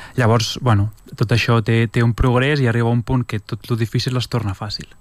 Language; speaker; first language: Catalan; early bilingual, other home language; Arabic